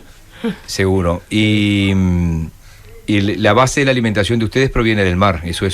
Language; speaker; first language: Spanish; native; Spanish